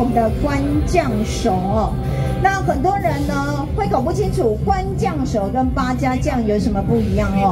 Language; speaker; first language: Chinese; native; Chinese